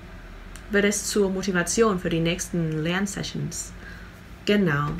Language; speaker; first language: German; non-native, fluent; Vietnamese